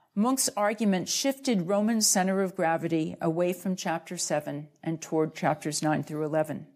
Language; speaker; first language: English; native; English